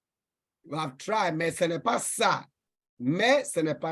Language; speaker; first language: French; non-native, fluent; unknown